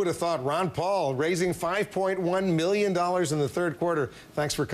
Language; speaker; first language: English; native; English